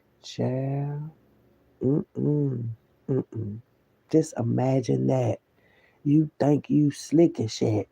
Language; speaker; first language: English; native; English